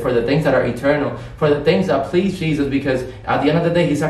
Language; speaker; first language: English; non-native, fluent; Spanish